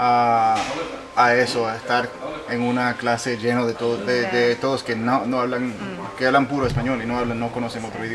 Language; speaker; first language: Spanish; native; Spanish